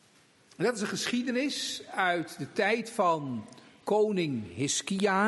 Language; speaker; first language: Dutch; native; Dutch